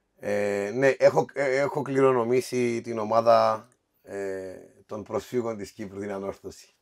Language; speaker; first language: Greek; native; Greek